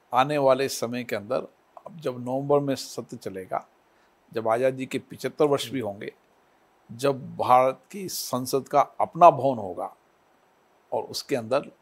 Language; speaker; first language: Hindi; native; Hindi